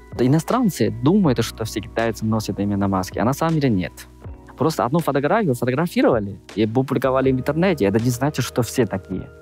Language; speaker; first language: Russian; non-native, fluent; Chinese